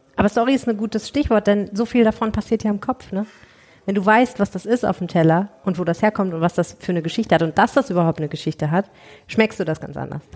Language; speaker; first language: German; native; German